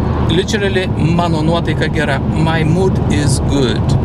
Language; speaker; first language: English; non-native, fluent; Lithuanian